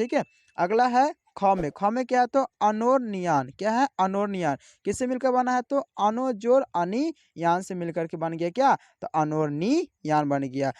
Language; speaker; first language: Hindi; native; Hindi